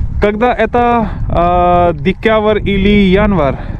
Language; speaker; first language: Russian; non-native, learner; Hindi